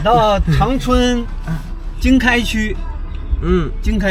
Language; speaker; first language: Chinese; native; Chinese